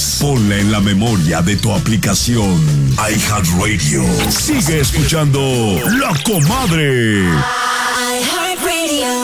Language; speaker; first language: Spanish; native; Spanish